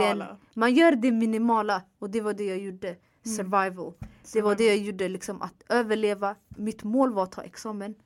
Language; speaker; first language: Swedish; non-native, fluent; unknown